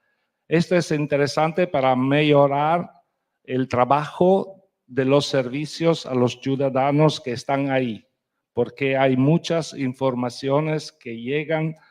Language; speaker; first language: Spanish; non-native, fluent; Italian